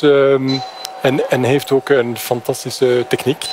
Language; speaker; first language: Dutch; non-native, fluent; French